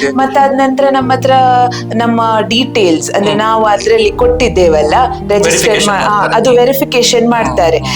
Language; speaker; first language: Kannada; non-native, local second language; Tulu